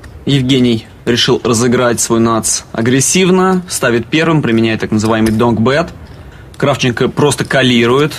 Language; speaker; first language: Russian; native; Russian